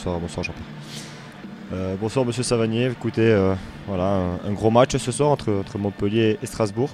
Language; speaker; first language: French; native; French